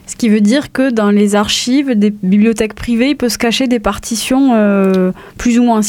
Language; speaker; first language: French; native; French